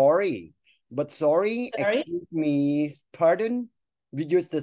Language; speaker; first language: English; non-native, fluent; Thai